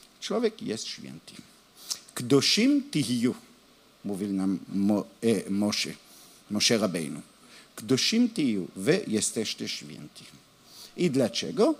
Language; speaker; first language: Polish; non-native, learner; Hebrew